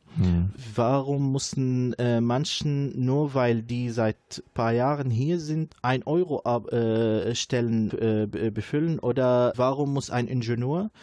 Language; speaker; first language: German; non-native, fluent; Arabic